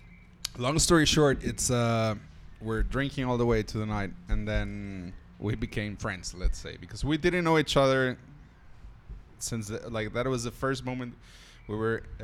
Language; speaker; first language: English; non-native, fluent; Spanish